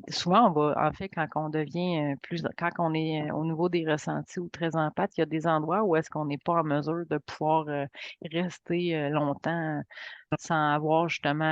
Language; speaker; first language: French; native; French